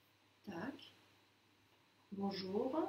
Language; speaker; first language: French; non-native, fluent; Russian